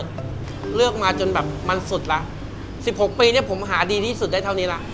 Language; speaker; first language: Thai; native; Thai